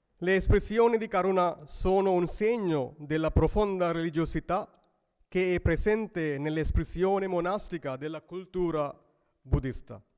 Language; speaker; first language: Italian; non-native, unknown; Sinhala